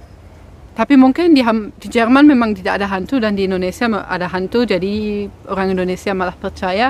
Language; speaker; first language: Indonesian; non-native, fluent; German